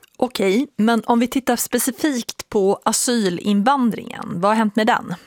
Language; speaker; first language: Swedish; native; Swedish